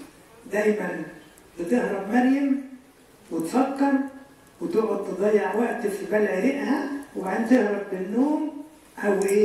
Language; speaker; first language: Arabic; native; Arabic